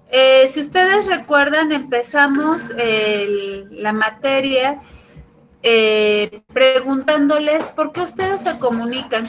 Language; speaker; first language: Spanish; native; Spanish